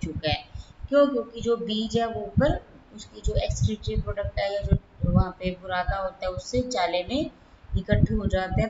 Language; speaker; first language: Hindi; native; Hindi